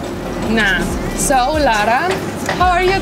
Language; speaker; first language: English; non-native, fluent; Romanian